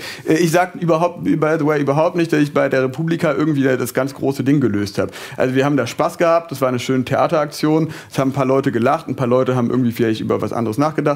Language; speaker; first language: German; native; German